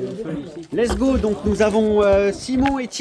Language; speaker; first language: French; native; French